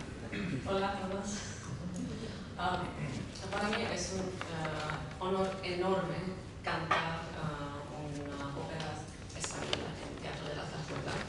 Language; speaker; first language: Spanish; early bilingual, heritage; Spanish